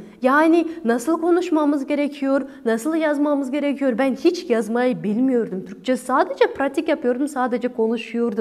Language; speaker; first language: Turkish; non-native, fluent; Kazakh